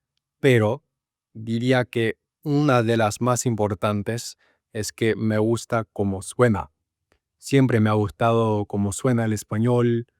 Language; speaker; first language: Spanish; non-native, fluent; English